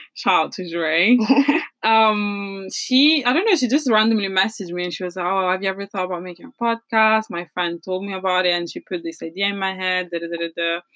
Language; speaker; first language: English; non-native, fluent; Italian